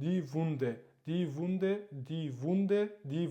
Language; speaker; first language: German; non-native, fluent; Uzbek